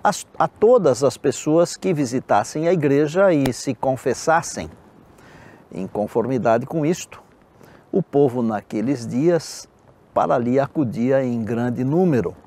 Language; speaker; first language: Portuguese; native; Portuguese